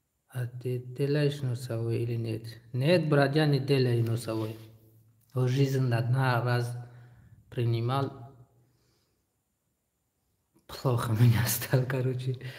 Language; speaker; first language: Russian; non-native, learner; Tajik